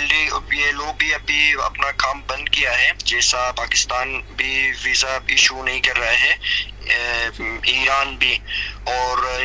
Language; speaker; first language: Hindi; non-native, fluent; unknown